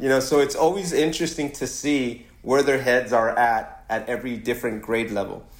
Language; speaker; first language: English; early bilingual, other home language; Spanish